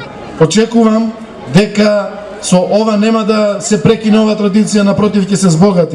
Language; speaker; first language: Macedonian; native; Macedonian